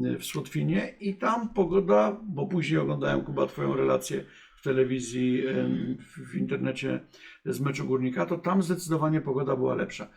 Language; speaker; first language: Polish; native; Polish